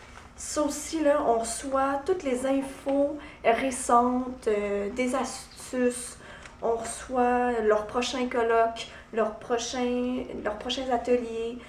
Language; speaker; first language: French; native; French